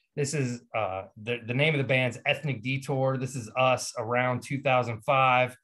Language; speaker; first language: English; native; English